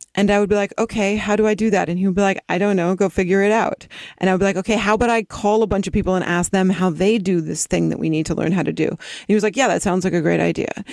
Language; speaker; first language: English; native; English